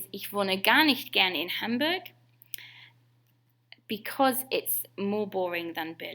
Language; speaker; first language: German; non-native, fluent; English